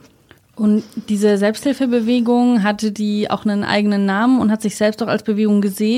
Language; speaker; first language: German; native; German